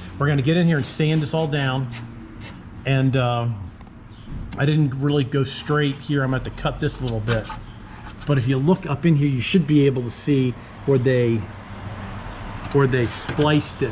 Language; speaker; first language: English; native; English